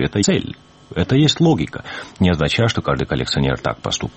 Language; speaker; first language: Russian; native; Russian